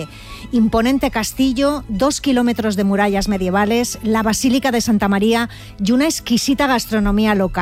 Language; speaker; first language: Spanish; native; Spanish